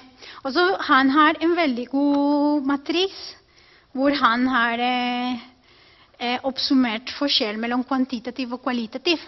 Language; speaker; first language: Norwegian; non-native, fluent; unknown